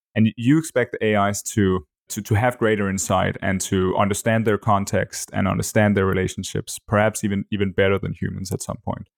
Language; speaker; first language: English; non-native, fluent; Danish